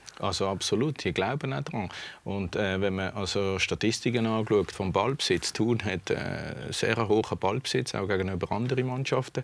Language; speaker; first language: German; native; German